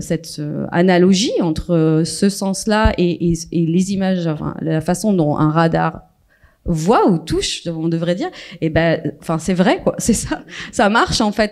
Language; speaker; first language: French; native; French